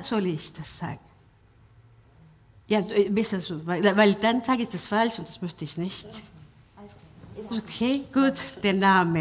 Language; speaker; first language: German; non-native, fluent; Spanish